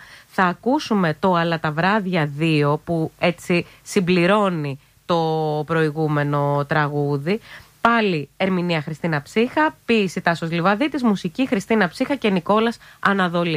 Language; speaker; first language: Greek; native; Greek